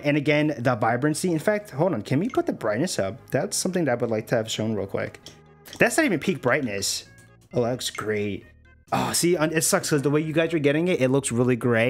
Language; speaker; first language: English; native; English